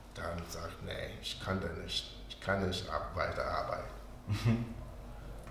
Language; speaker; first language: German; non-native, learner; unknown